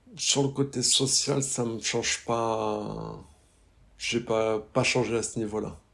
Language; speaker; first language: French; native; French